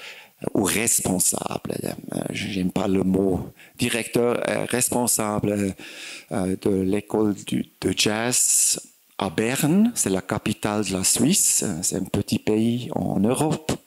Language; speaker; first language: French; non-native, fluent; German